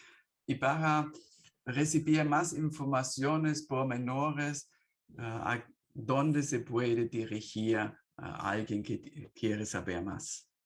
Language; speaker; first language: Spanish; non-native, fluent; German